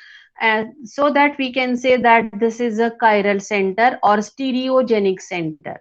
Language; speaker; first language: English; non-native, local second language; Hindi